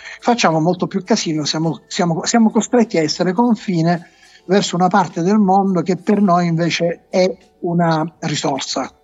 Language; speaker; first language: Italian; native; Italian